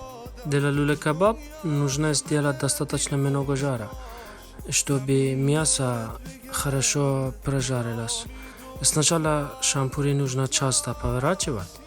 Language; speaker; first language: Russian; non-native, fluent; Persian